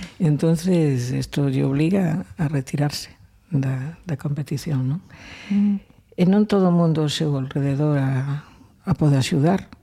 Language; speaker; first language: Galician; non-native, local second language; Spanish